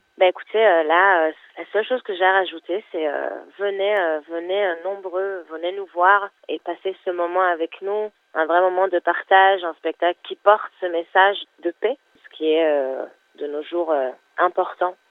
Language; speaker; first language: French; non-native, fluent; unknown